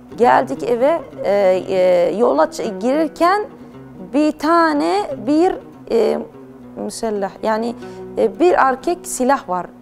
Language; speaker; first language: Turkish; non-native, learner; Arabic